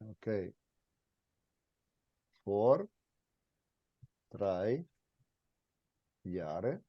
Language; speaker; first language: German; non-native, fluent; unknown